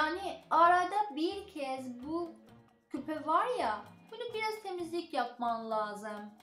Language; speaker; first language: Turkish; non-native, learner; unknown